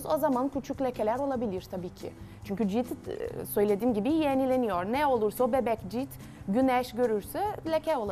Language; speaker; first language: Turkish; non-native, learner; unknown